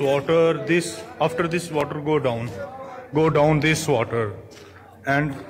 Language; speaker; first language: English; non-native, learner; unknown